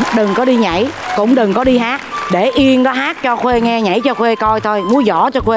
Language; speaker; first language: Vietnamese; native; Vietnamese